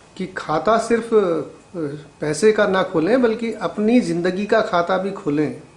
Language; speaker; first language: Hindi; native; Hindi